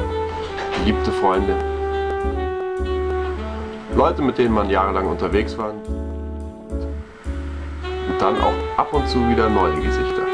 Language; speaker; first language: German; native; German